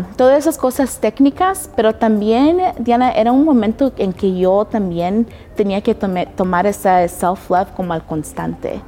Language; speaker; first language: Spanish; early bilingual, heritage; Spanish